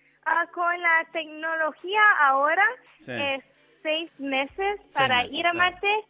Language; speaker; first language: Spanish; non-native, learner; English